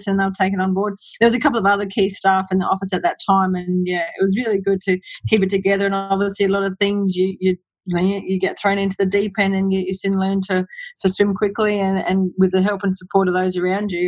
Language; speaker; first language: English; native; English